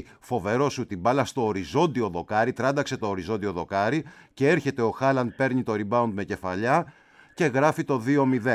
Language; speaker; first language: Greek; native; Greek